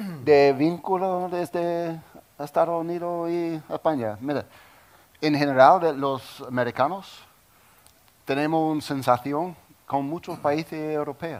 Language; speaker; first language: Spanish; non-native, learner; English